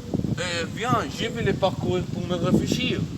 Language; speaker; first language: French; non-native, learner; Spanish